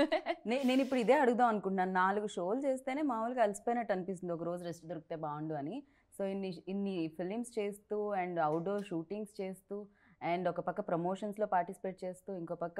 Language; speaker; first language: Telugu; native; Telugu